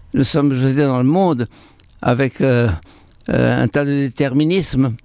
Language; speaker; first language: French; non-native, fluent; Arabic